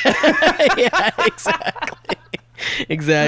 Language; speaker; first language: English; native; English